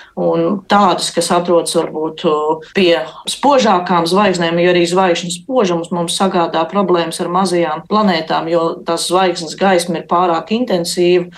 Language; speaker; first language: Latvian; native; Latvian